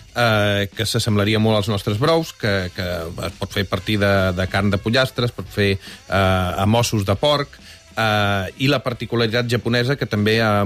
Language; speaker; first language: Catalan; native; Catalan